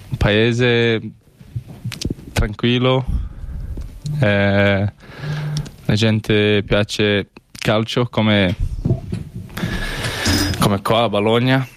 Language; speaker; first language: Italian; non-native, learner; English